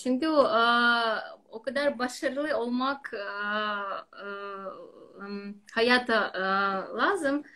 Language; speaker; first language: Turkish; non-native, learner; Russian